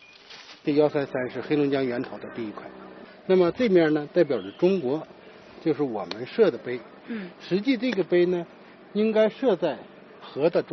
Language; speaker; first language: Chinese; native; Chinese